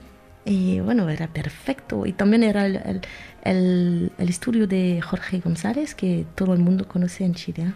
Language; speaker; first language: Spanish; non-native, fluent; French